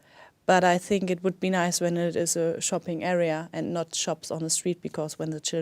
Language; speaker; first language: English; non-native, fluent; German